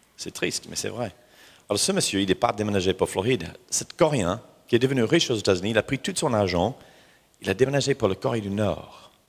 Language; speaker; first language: French; non-native, fluent; English